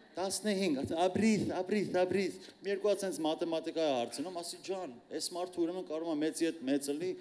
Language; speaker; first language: Armenian; native; Armenian